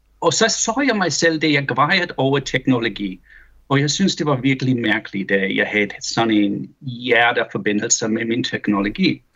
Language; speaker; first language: Danish; early bilingual, heritage; Danish